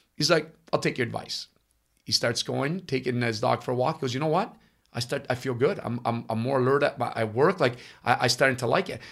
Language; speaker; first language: English; non-native, fluent; Italian